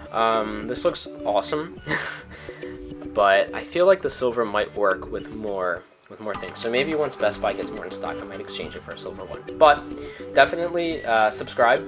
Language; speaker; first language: English; native; English